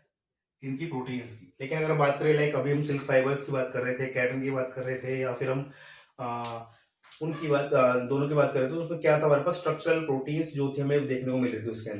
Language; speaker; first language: Hindi; native; Hindi